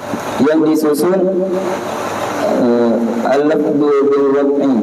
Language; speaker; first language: Arabic; non-native, learner; Indonesian